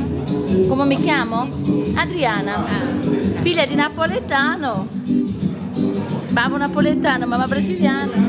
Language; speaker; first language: Italian; non-native, fluent; Portuguese